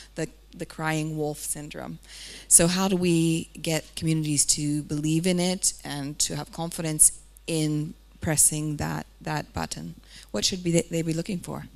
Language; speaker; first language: English; native; English